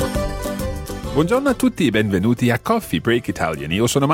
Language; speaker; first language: Italian; non-native, fluent; English